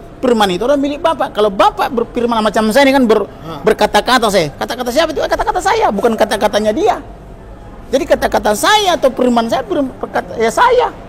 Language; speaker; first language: Indonesian; non-native, local second language; Batak Toba